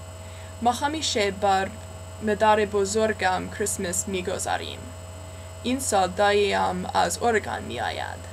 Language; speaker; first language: Persian; non-native, learner; English